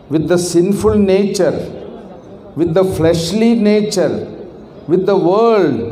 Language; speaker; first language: English; non-native, local second language; Telugu